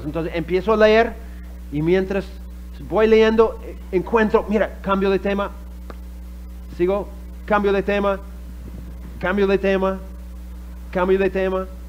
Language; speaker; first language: Spanish; non-native, fluent; English